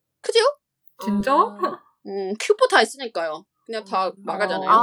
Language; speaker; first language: Korean; non-native, fluent; Chinese